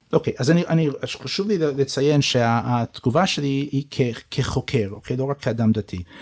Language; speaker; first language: Hebrew; non-native, fluent; English